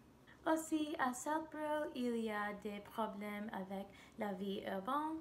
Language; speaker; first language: French; non-native, learner; English